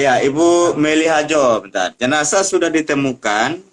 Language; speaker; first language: Indonesian; native; Indonesian